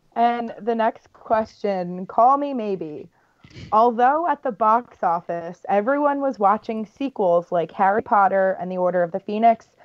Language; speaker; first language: English; native; English